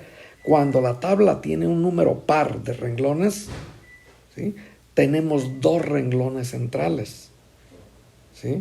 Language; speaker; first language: Spanish; native; Spanish